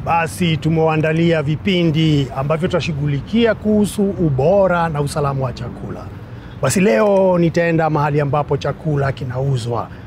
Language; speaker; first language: Swahili; native; Swahili